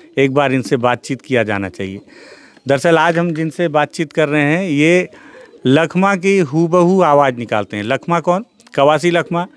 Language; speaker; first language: Hindi; native; Hindi